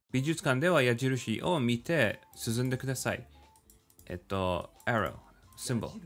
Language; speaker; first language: Japanese; non-native, learner; English